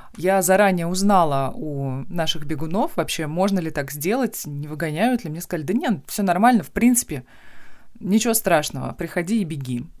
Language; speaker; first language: Russian; native; Russian